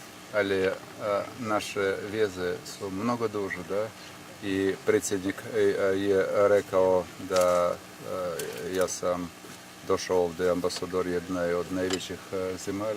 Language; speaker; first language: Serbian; non-native, fluent; Russian